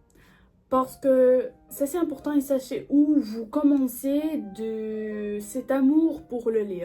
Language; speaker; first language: French; non-native, learner; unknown